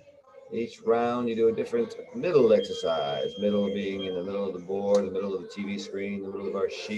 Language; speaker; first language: English; native; English